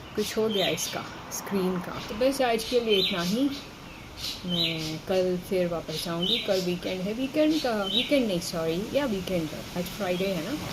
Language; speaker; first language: Hindi; native; Hindi